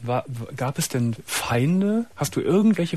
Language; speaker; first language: German; native; German